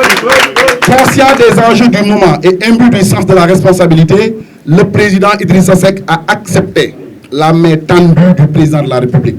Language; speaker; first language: French; non-native, local second language; Wolof